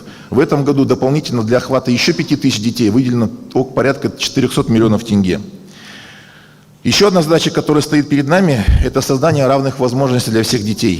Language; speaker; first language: Russian; native; Russian